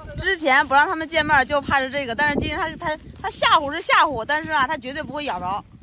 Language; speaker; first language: Chinese; native; Chinese